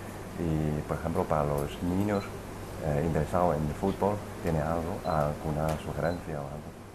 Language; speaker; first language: Spanish; non-native, fluent; Chinese